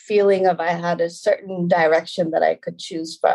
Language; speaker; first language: English; native; English